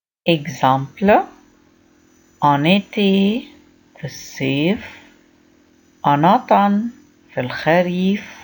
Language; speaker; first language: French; non-native, fluent; Arabic